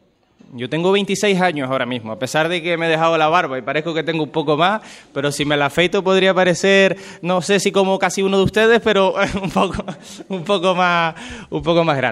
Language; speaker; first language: Spanish; native; Spanish